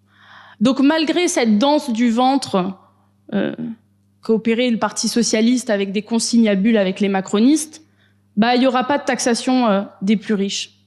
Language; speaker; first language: French; native; French